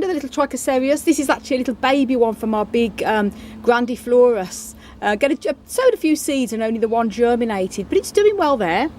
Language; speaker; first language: English; native; English